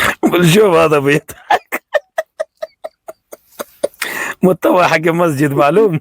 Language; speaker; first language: Arabic; non-native, learner; Urdu